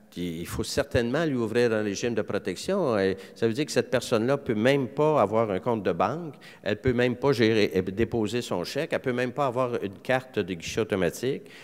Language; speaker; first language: French; native; French